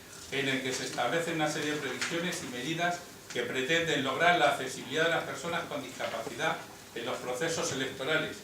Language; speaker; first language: Spanish; native; Spanish